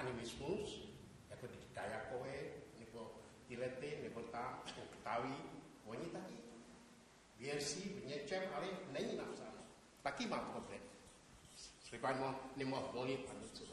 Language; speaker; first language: Czech; non-native, learner; Indonesian